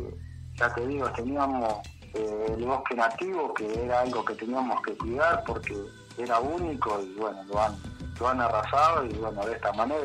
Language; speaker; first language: Spanish; native; Spanish